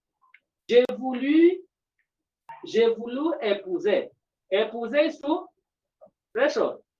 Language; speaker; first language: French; non-native, fluent; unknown